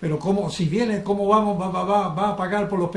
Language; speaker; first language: Spanish; native; Spanish